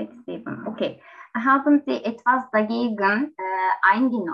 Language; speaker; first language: German; non-native, learner; Turkish